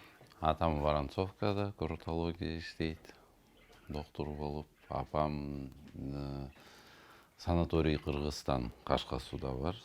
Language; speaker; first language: Kyrgyz; non-native, local second language; Tatar